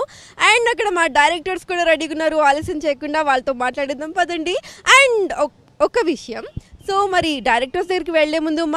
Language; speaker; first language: Telugu; native; Telugu